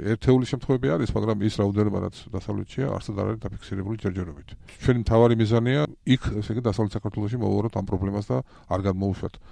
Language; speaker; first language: Georgian; native; Georgian